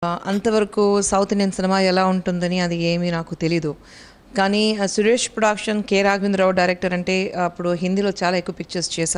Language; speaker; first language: Telugu; non-native, local second language; Hindi